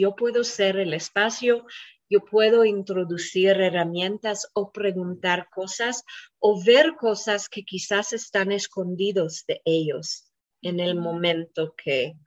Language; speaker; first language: Spanish; non-native, fluent; Hebrew